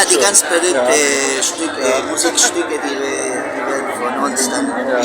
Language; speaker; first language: German; early bilingual, heritage; Spanish